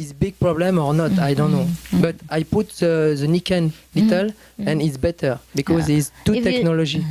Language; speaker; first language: English; non-native, learner; French